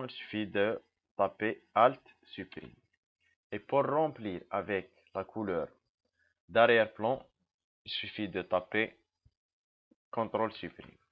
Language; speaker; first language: French; non-native, local second language; Arabic